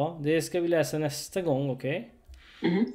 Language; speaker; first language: Swedish; non-native, learner; Urdu